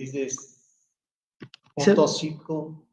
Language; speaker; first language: English; non-native, learner; Spanish